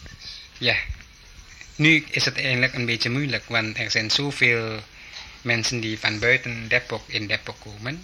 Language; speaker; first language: Dutch; early bilingual, heritage; Dutch